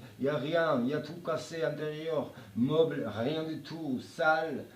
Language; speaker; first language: French; non-native, learner; Georgian